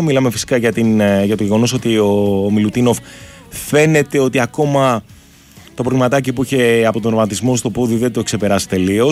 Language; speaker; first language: Greek; native; Greek